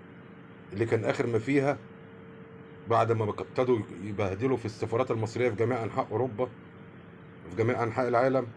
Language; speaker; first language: Arabic; native; Arabic